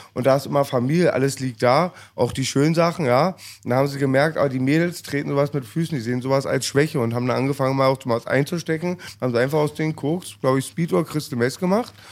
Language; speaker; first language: German; native; German